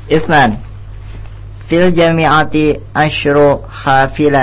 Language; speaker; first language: Arabic; non-native, learner; Indonesian